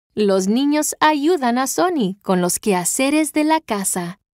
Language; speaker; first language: Spanish; non-native, learner; English